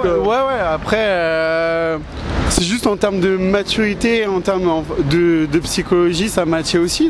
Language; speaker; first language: French; native; French